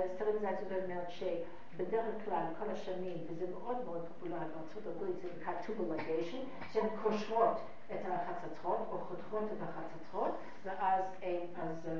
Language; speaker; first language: Hebrew; non-native, fluent; English